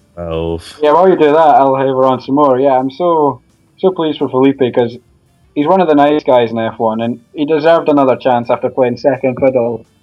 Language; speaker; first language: English; native; English